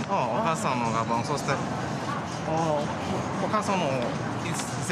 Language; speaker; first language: Japanese; non-native, learner; Indonesian